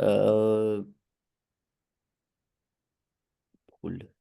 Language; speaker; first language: French; non-native, learner; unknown